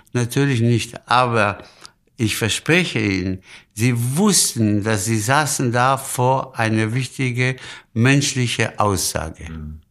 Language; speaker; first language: German; non-native, fluent; Spanish